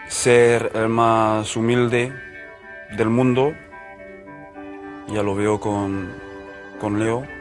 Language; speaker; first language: Spanish; non-native, fluent; French